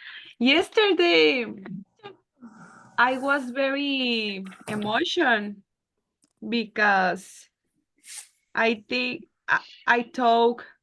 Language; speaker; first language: English; non-native, learner; Spanish